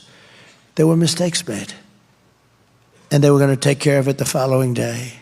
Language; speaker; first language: English; native; English